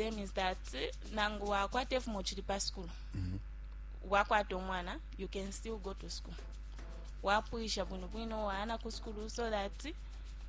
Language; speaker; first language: English; non-native, local second language; Bemba